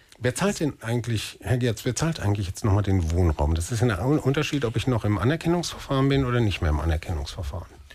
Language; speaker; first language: German; native; German